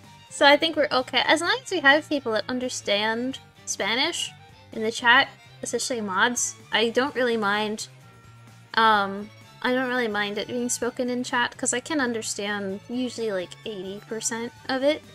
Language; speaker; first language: English; native; English